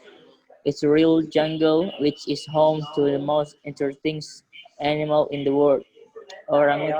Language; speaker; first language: English; non-native, learner; Indonesian